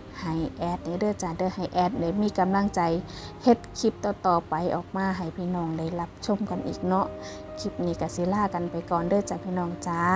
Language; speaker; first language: Thai; non-native, local second language; Northeastern Thai